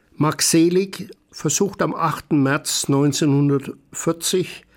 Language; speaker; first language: German; native; German